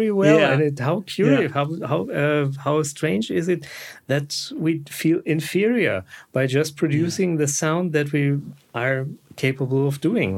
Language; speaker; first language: English; non-native, fluent; German